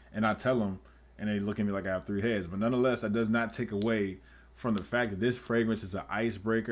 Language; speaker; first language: English; native; English